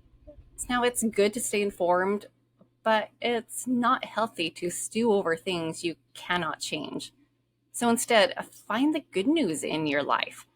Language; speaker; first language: English; native; English